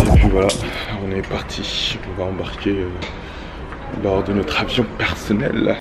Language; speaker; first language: French; native; French